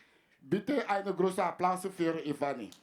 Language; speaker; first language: German; non-native, fluent; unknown